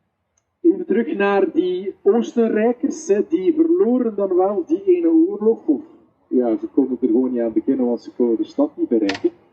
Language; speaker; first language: Dutch; native; Dutch